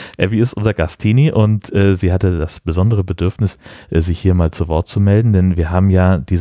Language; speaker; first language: German; native; German